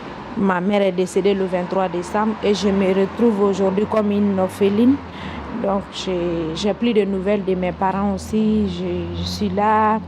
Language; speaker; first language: French; non-native, local second language; Mandingo